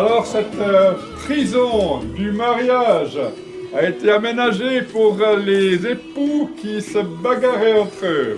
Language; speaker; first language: French; non-native, fluent; Romanian